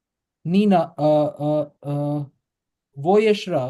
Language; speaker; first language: Chinese; non-native, learner; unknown